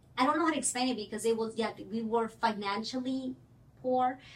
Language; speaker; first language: English; early bilingual, other home language; Spanish